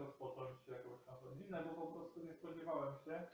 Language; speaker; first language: Polish; native; Polish